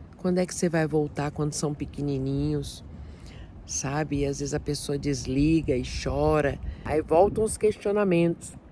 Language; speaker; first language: Portuguese; native; Portuguese